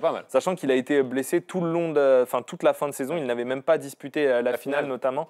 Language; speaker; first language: French; native; French